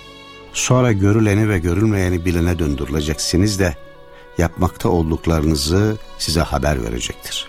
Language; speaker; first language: Turkish; native; Turkish